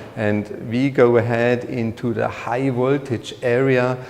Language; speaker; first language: English; non-native, fluent; German